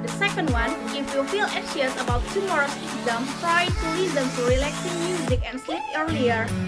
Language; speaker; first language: English; non-native, fluent; Indonesian